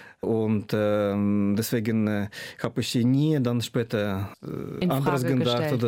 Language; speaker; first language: German; non-native, fluent; Russian